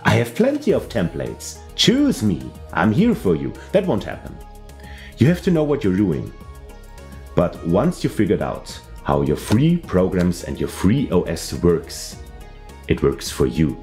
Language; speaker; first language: English; non-native, fluent; German